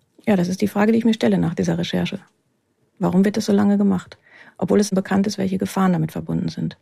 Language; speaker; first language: German; native; German